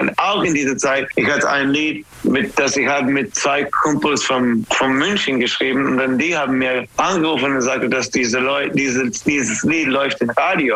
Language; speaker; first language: German; non-native, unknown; English